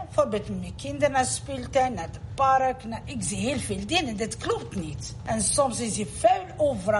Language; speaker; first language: Dutch; non-native, learner; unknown